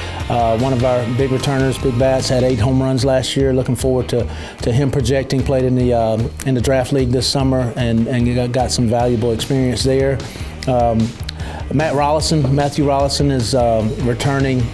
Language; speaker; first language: English; native; English